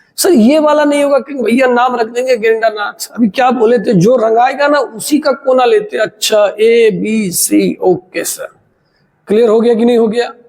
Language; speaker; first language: Hindi; native; Hindi